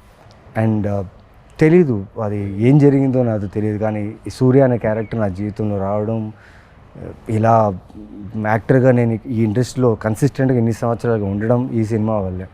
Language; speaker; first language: Telugu; native; Telugu